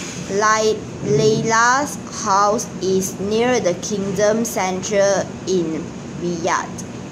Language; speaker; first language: English; non-native, local second language; Chinese